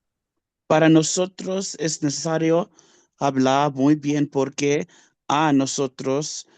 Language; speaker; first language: Spanish; non-native, learner; English